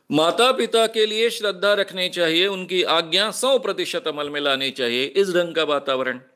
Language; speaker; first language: Hindi; non-native, local second language; Marathi